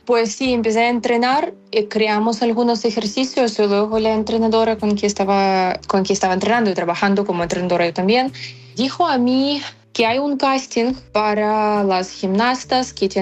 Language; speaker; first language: Spanish; non-native, fluent; Ukrainian